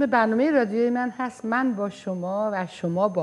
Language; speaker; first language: Persian; non-native, fluent; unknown